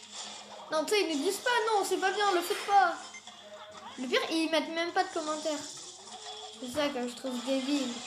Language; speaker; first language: French; native; French